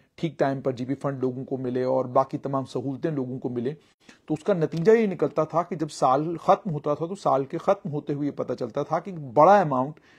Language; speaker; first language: Hindi; non-native, local second language; Kashmiri